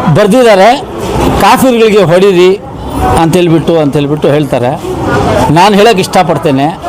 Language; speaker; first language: Kannada; non-native, local second language; Urdu